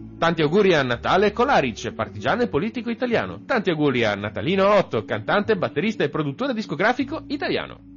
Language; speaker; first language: Italian; native; Italian